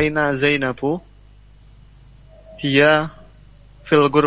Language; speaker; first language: Arabic; non-native, learner; Indonesian